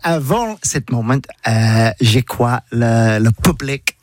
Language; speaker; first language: French; non-native, learner; English